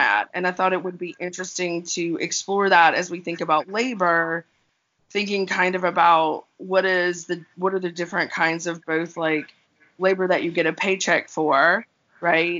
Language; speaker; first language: English; native; English